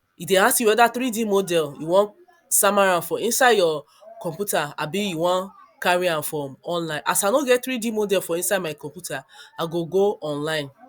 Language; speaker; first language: Nigerian Pidgin; non-native, local second language; Yoruba